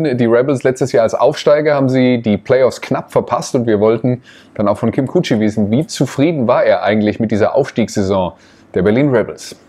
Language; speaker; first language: German; native; German